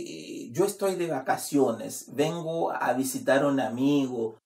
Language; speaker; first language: Spanish; non-native, fluent; Haitian Creole